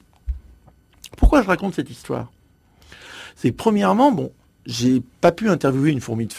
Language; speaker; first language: French; native; French